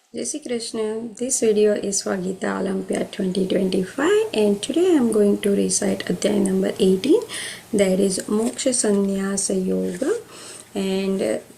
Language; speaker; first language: English; non-native, local second language; Gujarati